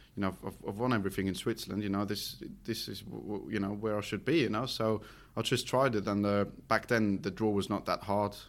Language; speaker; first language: English; non-native, fluent; Swiss German